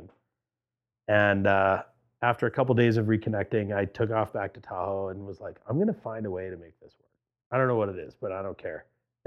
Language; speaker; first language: English; native; English